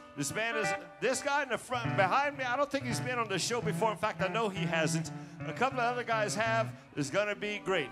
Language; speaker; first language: English; native; English